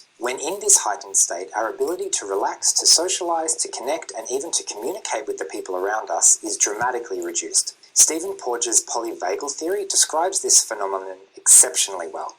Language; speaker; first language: English; native; English